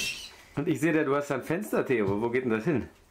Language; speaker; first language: German; native; German